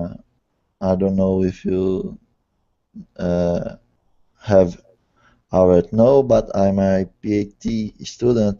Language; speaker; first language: English; non-native, learner; Portuguese